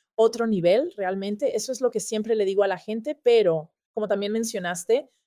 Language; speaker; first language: Spanish; non-native, fluent; German